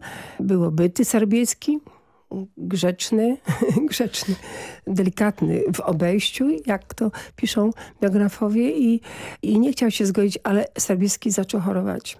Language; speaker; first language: Polish; native; Polish